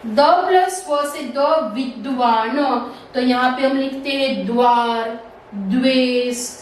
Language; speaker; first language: Hindi; non-native, local second language; Gujarati